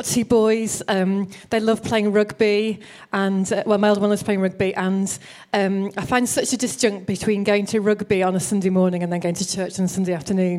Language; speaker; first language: English; native; English